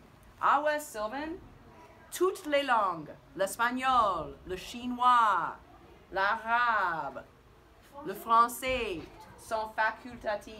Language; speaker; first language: French; non-native, fluent; English